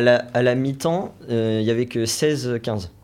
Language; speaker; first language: French; native; French